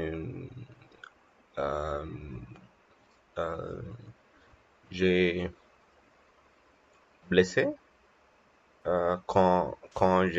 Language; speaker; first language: French; non-native, learner; Telugu